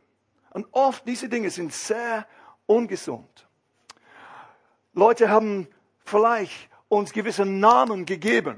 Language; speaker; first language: German; non-native, fluent; English